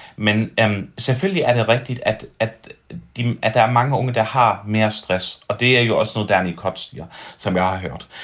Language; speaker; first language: Danish; early bilingual, heritage; Danish